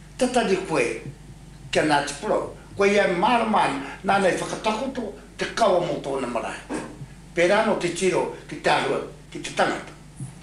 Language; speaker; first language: Māori; native; Māori